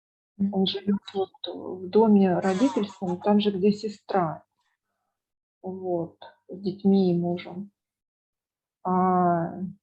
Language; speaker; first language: Russian; native; Russian